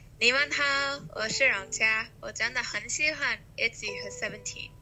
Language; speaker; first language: Chinese; non-native, learner; English